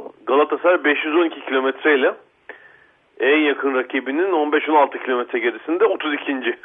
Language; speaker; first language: Turkish; native; Turkish